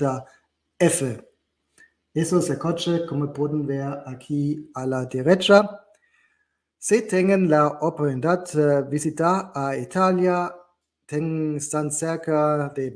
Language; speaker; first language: Spanish; non-native, fluent; German